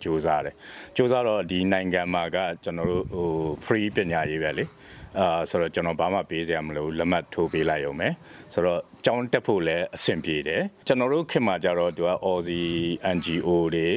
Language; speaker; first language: Burmese; native; Burmese